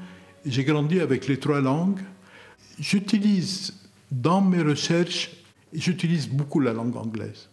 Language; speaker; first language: French; non-native, local second language; Arabic